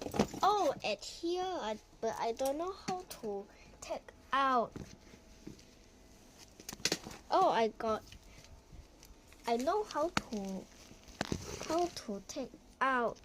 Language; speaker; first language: English; non-native, local second language; Chinese